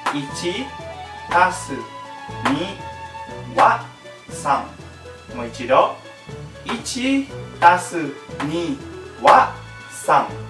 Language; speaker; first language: Japanese; non-native, learner; Indonesian